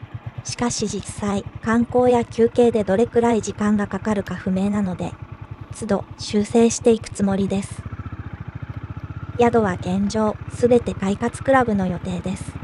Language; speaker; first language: Japanese; native; Japanese